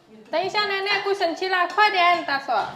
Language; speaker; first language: Chinese; non-native, learner; Indonesian